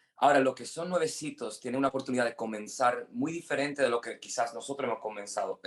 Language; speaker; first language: Spanish; non-native, fluent; English